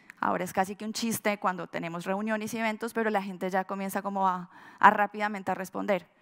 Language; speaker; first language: Spanish; native; Spanish